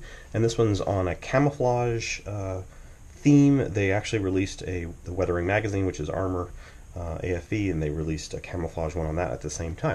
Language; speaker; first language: English; native; English